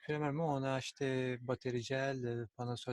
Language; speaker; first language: French; non-native, learner; Turkish